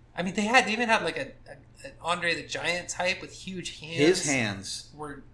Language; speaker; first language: English; native; English